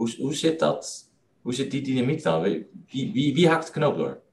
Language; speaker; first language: Dutch; native; Dutch